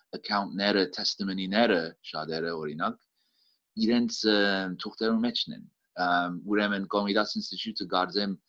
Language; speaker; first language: Armenian; early bilingual, heritage; Armenian